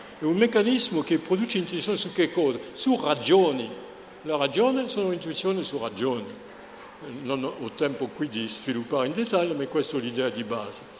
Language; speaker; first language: Italian; non-native, fluent; French